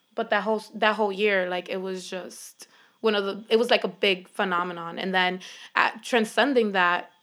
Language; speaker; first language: English; native; English